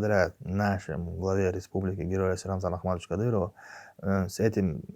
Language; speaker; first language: Russian; non-native, local second language; Chechen